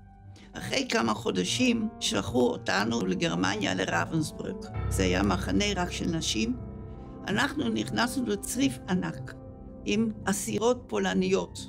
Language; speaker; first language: Hebrew; early bilingual, other home language; Dutch